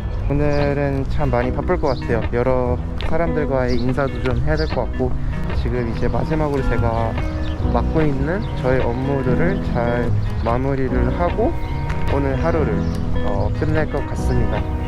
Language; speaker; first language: Korean; native; Korean